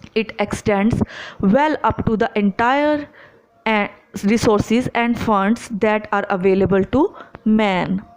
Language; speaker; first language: English; non-native, local second language; Punjabi